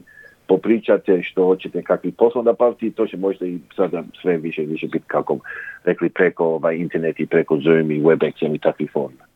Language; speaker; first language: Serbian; early bilingual, heritage; English